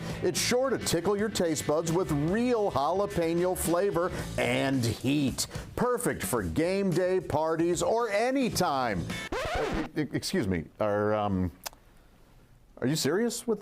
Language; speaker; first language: English; native; English